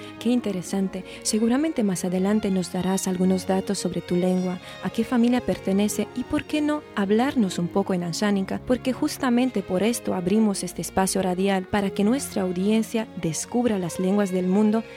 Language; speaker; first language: Spanish; non-native, fluent; Romanian